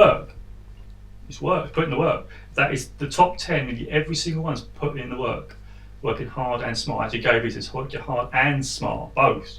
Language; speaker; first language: English; native; English